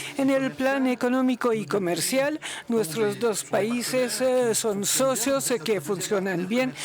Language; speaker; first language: Spanish; non-native, fluent; Luxembourgish